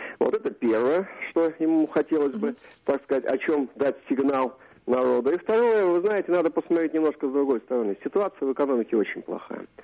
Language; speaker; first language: Russian; native; Russian